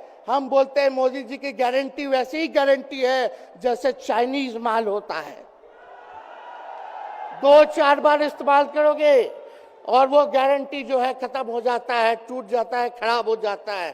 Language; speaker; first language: Hindi; native; Hindi